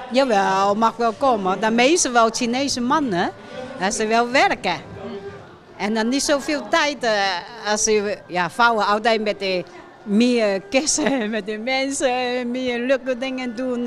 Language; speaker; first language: Dutch; non-native, learner; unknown